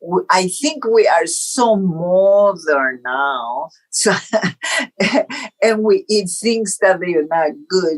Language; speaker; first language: English; non-native, fluent; Portuguese